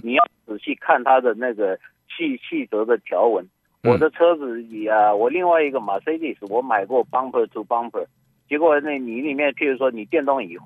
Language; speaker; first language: Chinese; native; Chinese